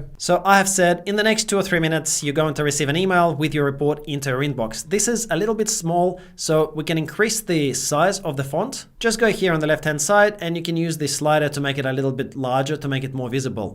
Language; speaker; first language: English; native; English